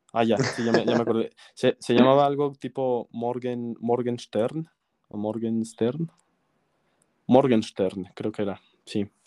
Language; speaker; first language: Spanish; native; Spanish